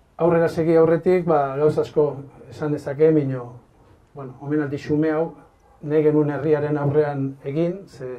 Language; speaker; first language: Basque; native; Basque